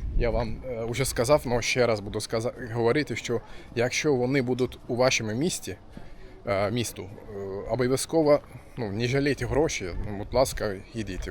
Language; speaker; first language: Ukrainian; non-native, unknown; Turkish